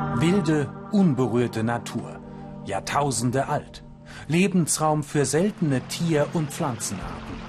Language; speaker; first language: German; native; German